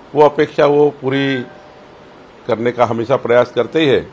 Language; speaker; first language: Hindi; non-native, local second language; Marathi